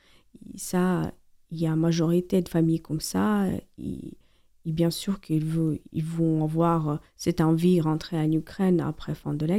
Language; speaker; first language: French; non-native, fluent; Ukrainian